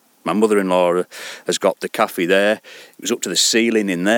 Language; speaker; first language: English; native; English